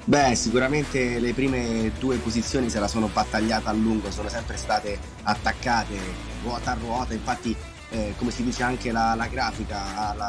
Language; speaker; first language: Italian; native; Italian